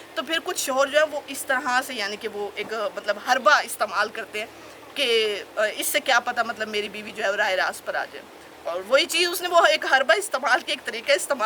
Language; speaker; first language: Urdu; non-native, local second language; Punjabi